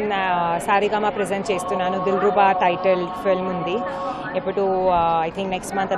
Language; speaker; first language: Telugu; non-native, learner; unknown